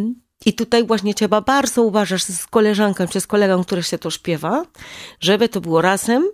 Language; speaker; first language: Polish; non-native, learner; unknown